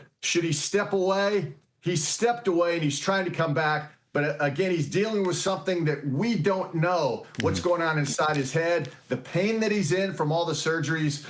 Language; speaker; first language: English; native; English